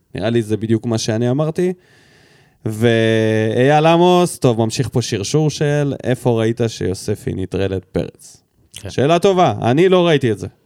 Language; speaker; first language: Hebrew; native; Hebrew